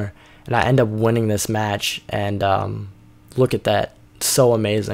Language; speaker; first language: English; native; English